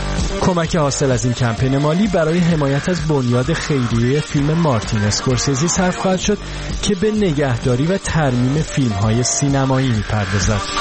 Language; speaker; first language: Persian; native; Persian